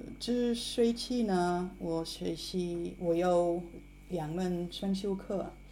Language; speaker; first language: Chinese; non-native, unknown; English